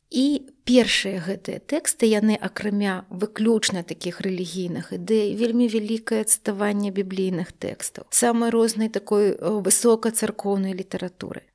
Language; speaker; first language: Belarusian; native; Belarusian